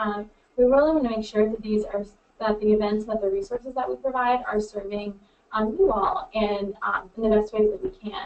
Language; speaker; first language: English; native; English